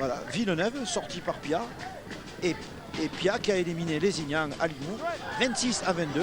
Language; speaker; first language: French; native; French